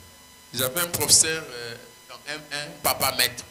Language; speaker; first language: French; non-native, local second language; Swahili